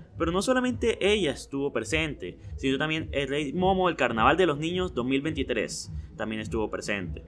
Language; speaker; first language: Spanish; native; Spanish